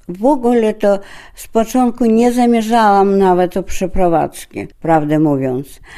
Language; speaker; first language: Polish; early bilingual, heritage; Polish